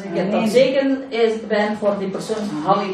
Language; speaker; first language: Dutch; non-native, learner; Indonesian